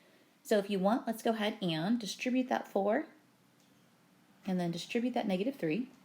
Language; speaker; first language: English; native; English